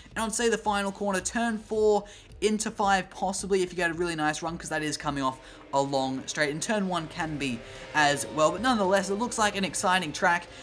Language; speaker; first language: English; native; English